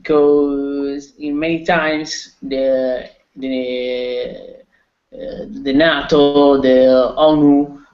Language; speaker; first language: English; non-native, learner; Italian